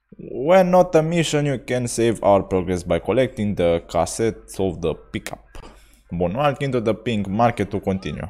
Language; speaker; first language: English; non-native, learner; Romanian